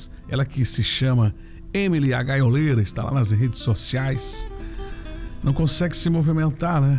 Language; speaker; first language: Portuguese; native; Portuguese